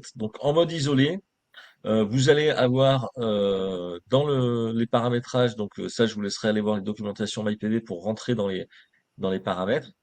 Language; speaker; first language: French; native; French